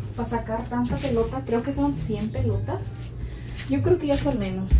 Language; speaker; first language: Spanish; early bilingual, heritage; Spanish